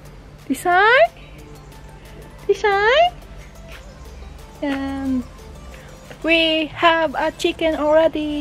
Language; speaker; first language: English; non-native, learner; Filipino